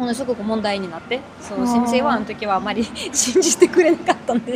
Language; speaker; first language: Japanese; non-native, fluent; Russian